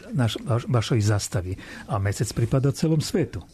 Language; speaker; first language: Croatian; non-native, fluent; Armenian